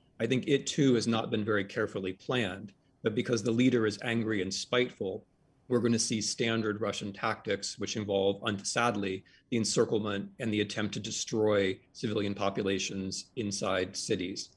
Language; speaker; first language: English; native; English